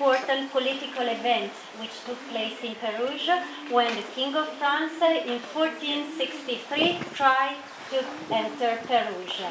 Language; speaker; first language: English; non-native, fluent; French